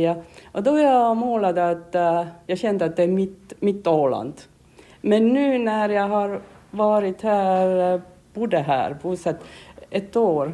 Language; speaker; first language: Swedish; non-native, learner; Estonian